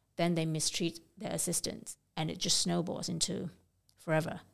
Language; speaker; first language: English; non-native, local second language; Cantonese